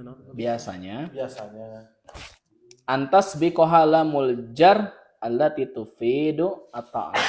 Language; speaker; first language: Arabic; non-native, fluent; Indonesian